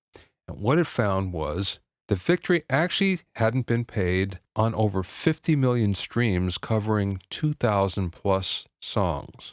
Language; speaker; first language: English; native; English